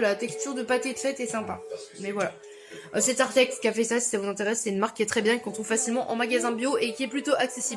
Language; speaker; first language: French; native; French